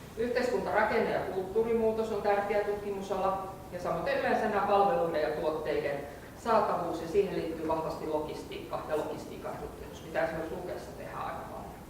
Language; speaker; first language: Finnish; native; Finnish